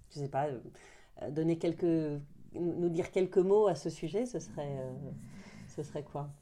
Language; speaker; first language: French; native; French